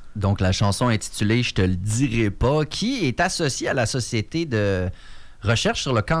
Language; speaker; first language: French; native; French